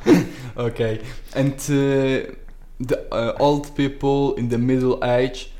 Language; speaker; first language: English; non-native, learner; Polish